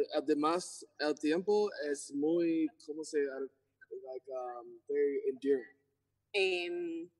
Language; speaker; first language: Spanish; non-native, learner; English